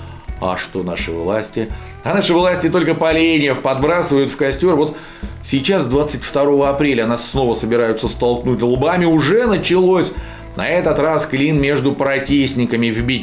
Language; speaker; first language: Russian; native; Russian